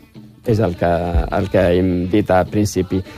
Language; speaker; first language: Catalan; non-native, fluent; Riffian